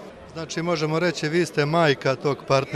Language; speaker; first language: Croatian; native; Croatian